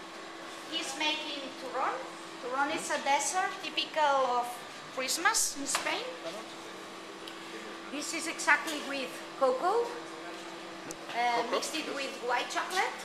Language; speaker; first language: English; non-native, learner; Spanish